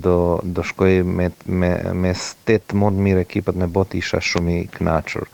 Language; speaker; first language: Albanian; non-native, learner; Croatian